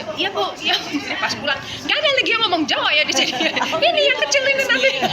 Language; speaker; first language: Indonesian; native; Indonesian